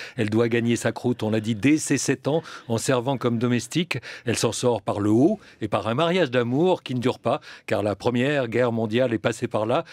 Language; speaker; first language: French; native; French